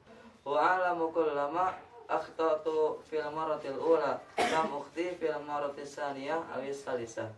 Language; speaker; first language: Arabic; non-native, learner; Indonesian